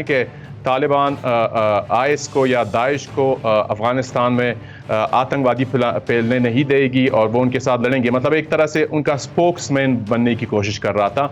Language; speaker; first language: Hindi; non-native, fluent; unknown